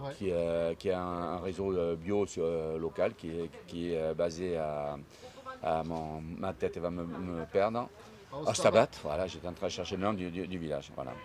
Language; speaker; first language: French; native; French